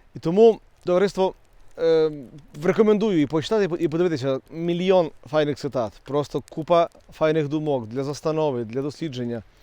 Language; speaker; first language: Ukrainian; native; Ukrainian